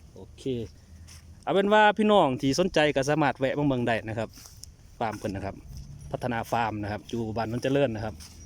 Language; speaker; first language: Thai; native; Thai